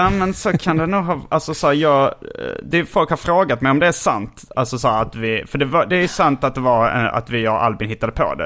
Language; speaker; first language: Swedish; native; Swedish